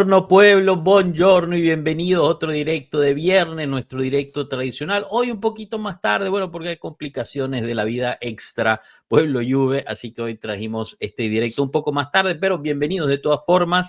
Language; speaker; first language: Spanish; native; Spanish